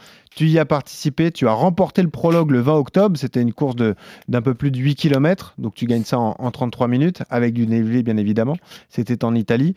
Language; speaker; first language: French; native; French